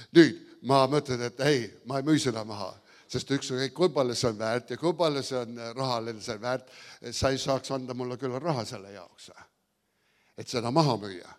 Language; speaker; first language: Estonian; early bilingual, heritage; Estonian